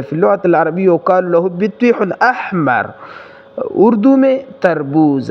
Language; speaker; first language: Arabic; non-native, learner; Pashto